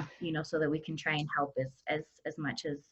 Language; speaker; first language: English; native; English